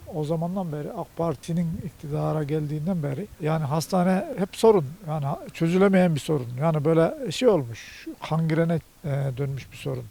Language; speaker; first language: Turkish; native; Turkish